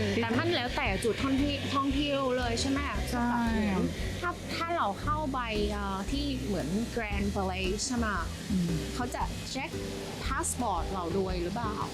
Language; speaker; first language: Thai; non-native, fluent; Vietnamese